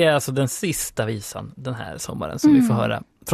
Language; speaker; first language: Swedish; native; Swedish